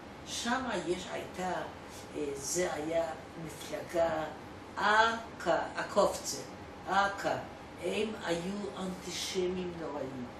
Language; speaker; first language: Hebrew; non-native, fluent; Polish